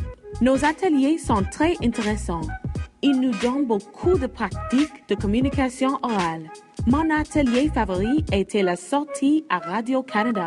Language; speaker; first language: French; non-native, learner; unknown